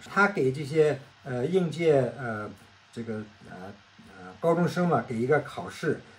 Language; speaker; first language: Chinese; native; Chinese